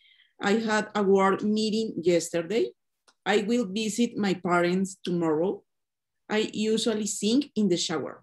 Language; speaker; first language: English; non-native, learner; Spanish